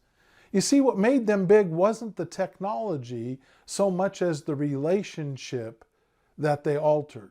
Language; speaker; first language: English; native; English